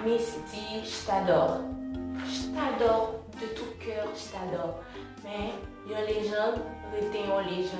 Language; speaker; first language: French; non-native, local second language; Haitian Creole